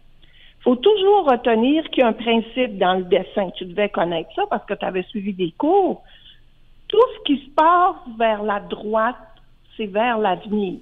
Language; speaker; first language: French; native; French